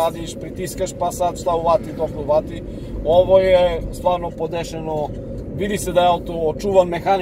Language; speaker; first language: Serbian; native; Serbian